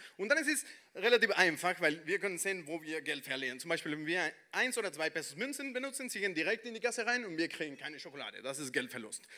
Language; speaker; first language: German; non-native, fluent; Spanish